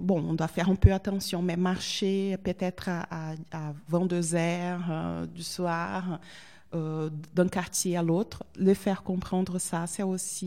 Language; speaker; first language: French; non-native, fluent; Portuguese